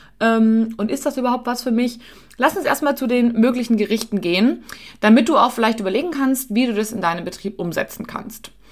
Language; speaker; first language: German; native; German